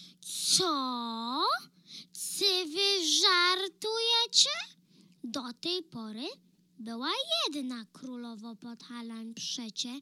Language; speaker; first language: Polish; early bilingual, heritage; Polish